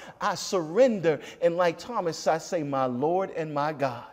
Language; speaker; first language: English; native; English